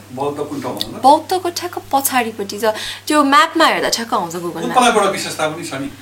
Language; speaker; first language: Nepali; native; Nepali